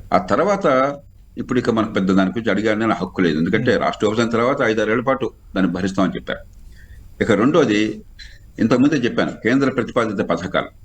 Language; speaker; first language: Telugu; native; Telugu